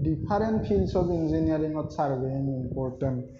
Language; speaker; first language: English; non-native, local second language; Assamese